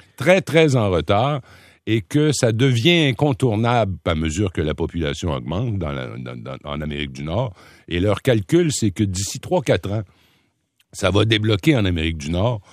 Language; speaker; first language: French; native; French